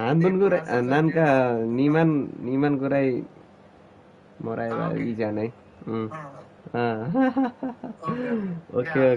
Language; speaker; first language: Japanese; non-native, learner; Nepali